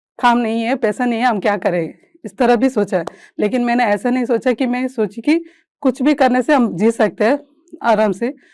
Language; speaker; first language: Hindi; non-native, local second language; Kannada